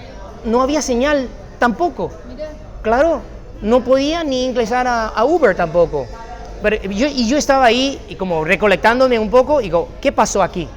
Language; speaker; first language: Spanish; non-native, fluent; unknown